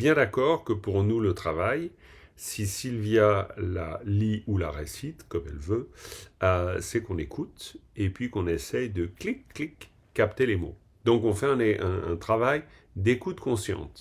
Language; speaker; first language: French; native; French